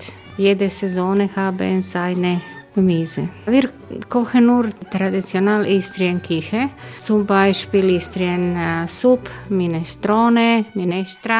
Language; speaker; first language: German; non-native, learner; Croatian